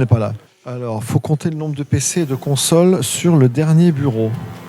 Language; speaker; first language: French; native; French